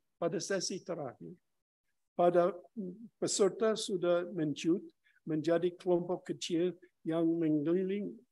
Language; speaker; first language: Indonesian; non-native, fluent; English